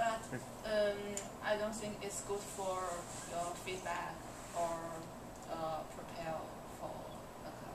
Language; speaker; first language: English; non-native, learner; Chinese